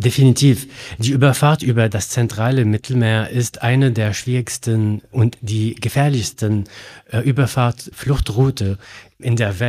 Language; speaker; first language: German; non-native, learner; Arabic